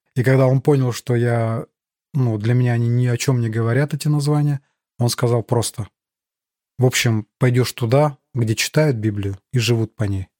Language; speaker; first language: Russian; native; Russian